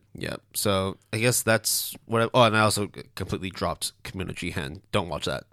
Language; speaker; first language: English; non-native, fluent; Cantonese